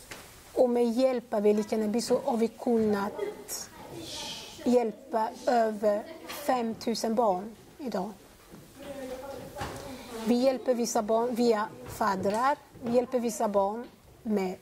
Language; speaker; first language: Swedish; non-native, fluent; Lingala